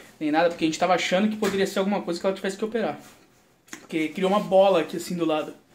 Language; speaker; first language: Portuguese; native; Portuguese